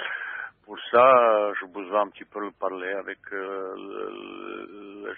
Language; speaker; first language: French; non-native, fluent; Bosnian